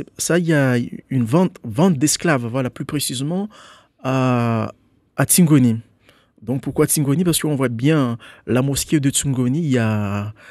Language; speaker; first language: French; non-native, local second language; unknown